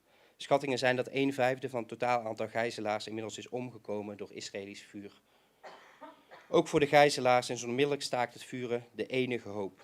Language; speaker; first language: Dutch; native; Dutch